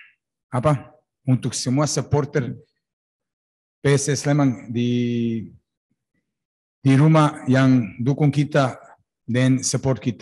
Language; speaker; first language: Indonesian; non-native, fluent; Serbian